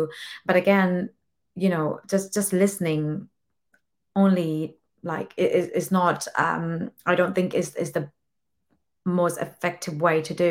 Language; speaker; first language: English; non-native, fluent; Thai